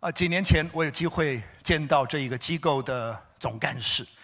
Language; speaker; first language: Chinese; native; Chinese